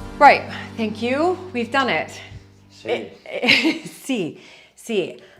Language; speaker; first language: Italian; non-native, learner; English